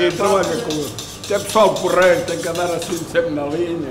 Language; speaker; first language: Portuguese; native; Portuguese